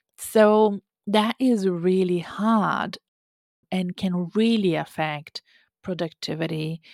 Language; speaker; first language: English; non-native, fluent; Portuguese